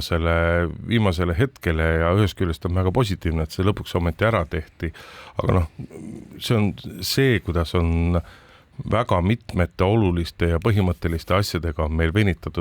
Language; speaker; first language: Estonian; native; Estonian